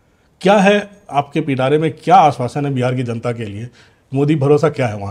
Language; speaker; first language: Hindi; native; Hindi